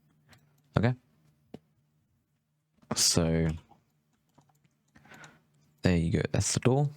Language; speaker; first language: English; native; English